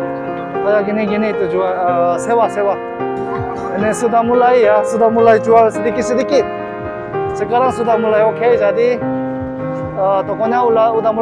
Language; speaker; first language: Indonesian; non-native, fluent; Korean